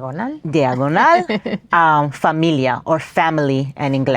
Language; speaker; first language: Spanish; non-native, fluent; English